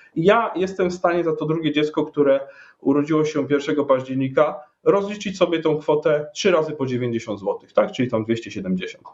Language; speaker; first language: Polish; native; Polish